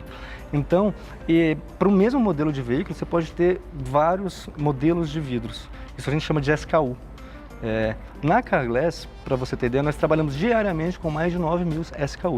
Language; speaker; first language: Portuguese; native; Portuguese